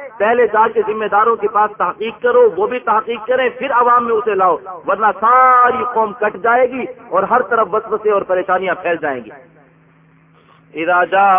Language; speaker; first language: Urdu; non-native, local second language; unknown